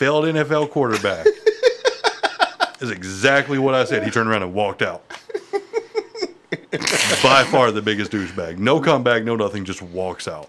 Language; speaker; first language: English; native; English